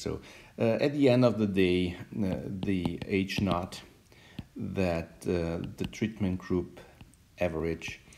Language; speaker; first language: English; non-native, fluent; German